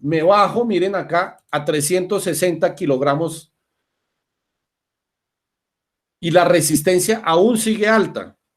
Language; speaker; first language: Spanish; native; Spanish